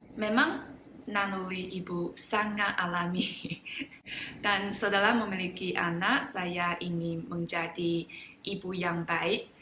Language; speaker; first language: Indonesian; non-native, fluent; Chinese